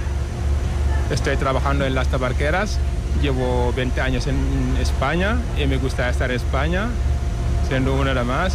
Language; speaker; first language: Spanish; non-native, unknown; Wolof